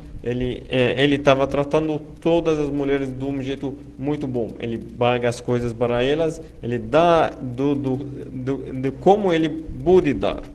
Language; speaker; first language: Portuguese; non-native, fluent; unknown